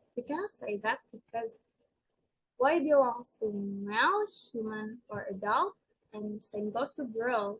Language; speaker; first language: English; non-native, learner; Indonesian